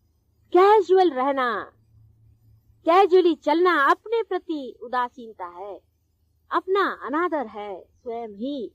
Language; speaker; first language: Hindi; non-native, local second language; Marathi